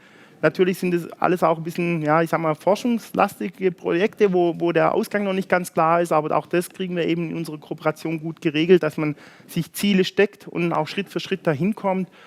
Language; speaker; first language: German; native; German